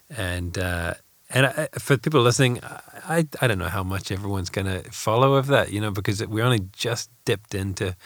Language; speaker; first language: English; native; English